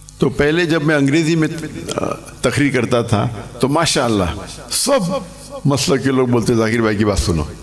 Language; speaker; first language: Urdu; non-native, local second language; English